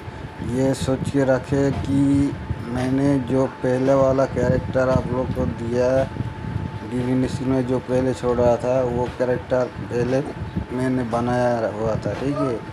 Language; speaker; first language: Hindi; non-native, local second language; Bangla